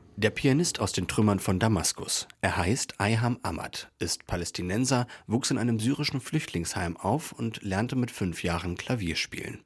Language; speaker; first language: German; native; German